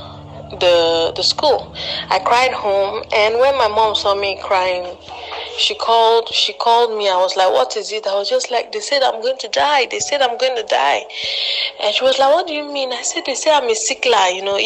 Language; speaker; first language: English; non-native, local second language; Igbo